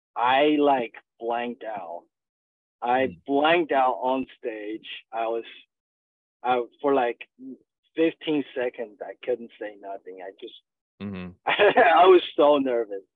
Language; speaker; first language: English; non-native, fluent; Chinese